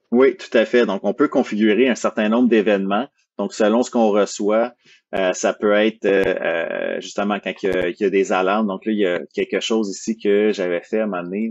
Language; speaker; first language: French; native; French